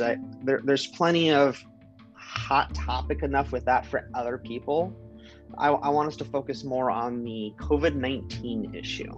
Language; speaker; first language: English; native; English